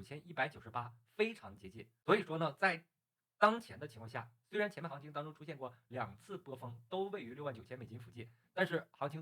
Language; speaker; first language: Chinese; native; Chinese